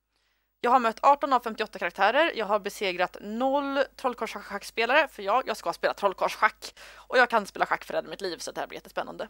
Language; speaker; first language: Swedish; native; Swedish